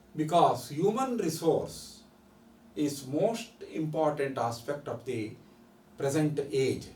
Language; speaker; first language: English; non-native, local second language; Kannada